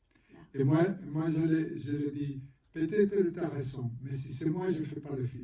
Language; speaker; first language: French; non-native, fluent; Spanish